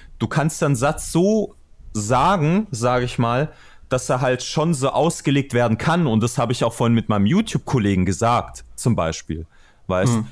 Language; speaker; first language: German; early bilingual, other home language; Albanian